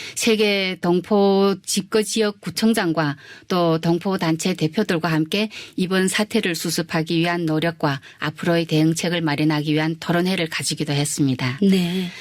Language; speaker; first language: Korean; early bilingual, heritage; Korean